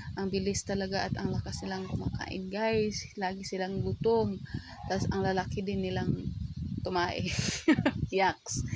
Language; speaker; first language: Filipino; non-native, local second language; Cebuano